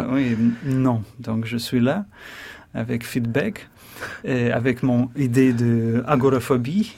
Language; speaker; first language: French; non-native, fluent; Russian